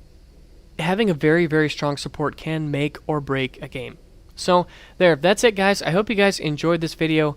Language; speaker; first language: English; native; English